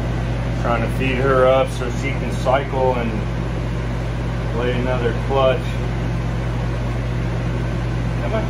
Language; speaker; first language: English; native; English